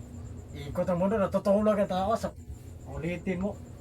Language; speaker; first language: Filipino; non-native, local second language; Cebuano